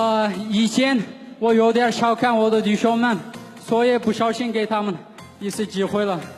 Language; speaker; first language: Chinese; non-native, local second language; Kyrgyz